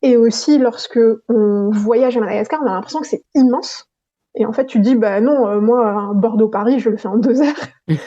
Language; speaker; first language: French; non-native, local second language; Gujarati